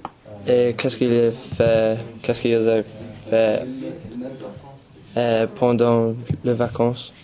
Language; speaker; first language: French; non-native, learner; English